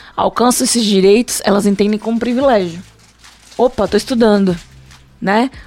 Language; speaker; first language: Portuguese; native; Portuguese